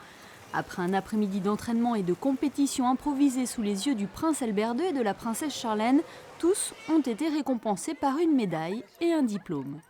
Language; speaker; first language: French; native; French